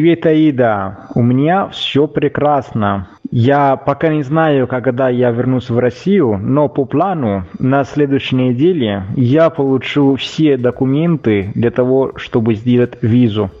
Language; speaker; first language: Russian; non-native, fluent; Italian